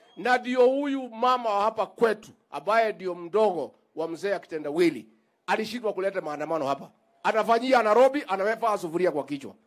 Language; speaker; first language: Swahili; non-native, local second language; Kikuyu